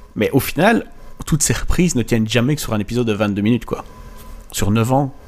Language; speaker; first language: French; native; French